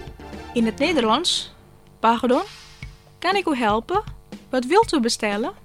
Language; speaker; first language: Dutch; non-native, learner; Indonesian